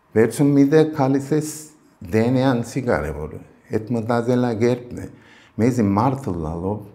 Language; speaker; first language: Armenian; early bilingual, heritage; Armenian